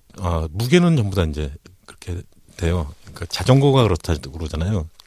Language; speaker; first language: Korean; native; Korean